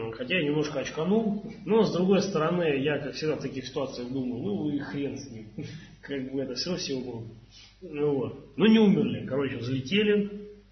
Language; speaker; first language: Russian; native; Russian